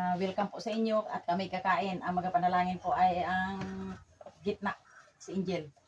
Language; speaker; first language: Filipino; non-native, local second language; Cebuano